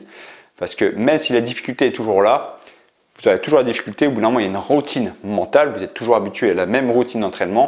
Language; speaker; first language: French; native; French